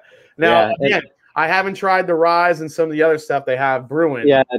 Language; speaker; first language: English; native; English